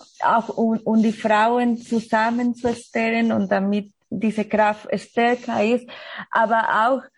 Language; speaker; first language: German; non-native, learner; Spanish